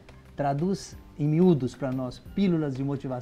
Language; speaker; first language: Portuguese; native; Portuguese